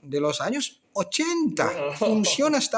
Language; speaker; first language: Spanish; non-native, fluent; Indonesian